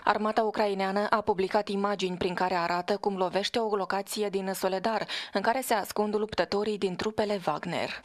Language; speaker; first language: Romanian; native; Romanian